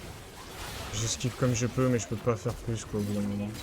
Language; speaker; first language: French; native; French